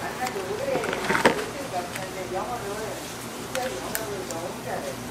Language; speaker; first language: Korean; native; Korean